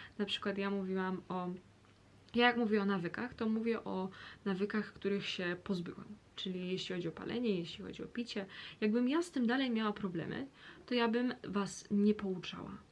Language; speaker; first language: Polish; early bilingual, heritage; Polish